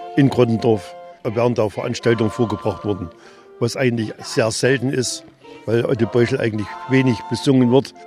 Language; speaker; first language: German; native; German